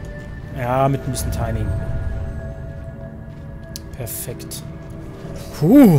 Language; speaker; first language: German; native; German